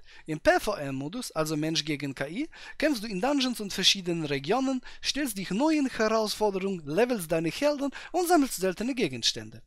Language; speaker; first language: German; native; German